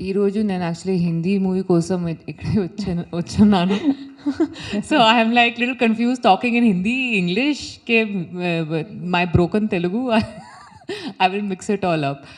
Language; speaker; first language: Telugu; non-native, learner; Hindi